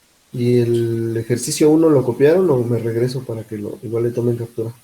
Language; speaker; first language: Spanish; native; Spanish